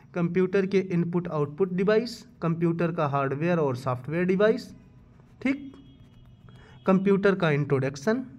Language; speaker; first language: Hindi; native; Hindi